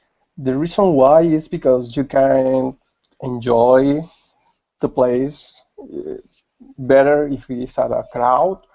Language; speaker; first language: English; non-native, learner; Spanish